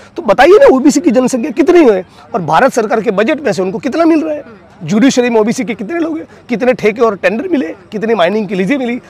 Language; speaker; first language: Hindi; non-native, local second language; Gujarati